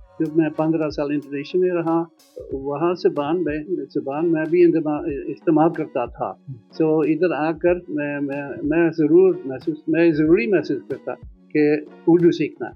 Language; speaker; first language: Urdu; non-native, fluent; Dutch